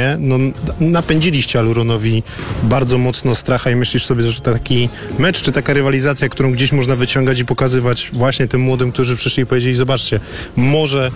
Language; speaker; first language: Polish; native; Polish